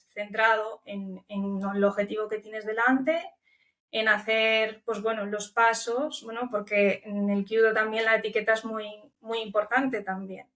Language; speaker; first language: Spanish; early bilingual, other home language; Romanian